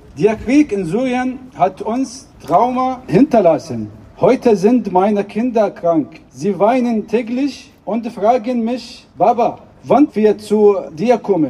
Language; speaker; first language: German; non-native, learner; Arabic